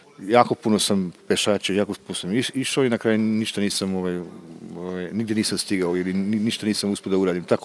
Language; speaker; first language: Croatian; non-native, local second language; Hungarian